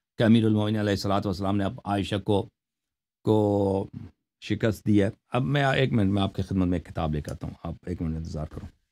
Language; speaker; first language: Urdu; non-native, local second language; Punjabi